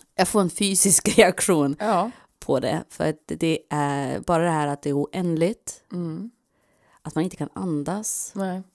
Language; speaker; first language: Swedish; non-native, fluent; English